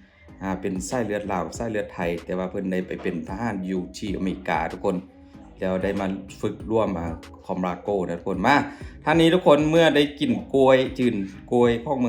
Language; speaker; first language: Thai; non-native, local second language; Lao